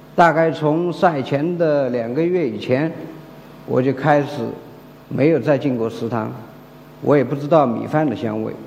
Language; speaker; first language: Chinese; native; Chinese